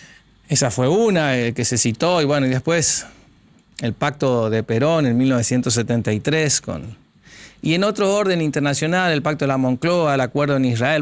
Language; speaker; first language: Spanish; native; Spanish